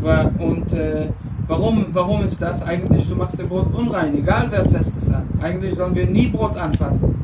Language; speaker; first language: German; non-native, fluent; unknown